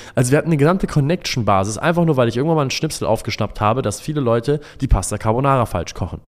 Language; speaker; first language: German; early bilingual, other home language; Arabic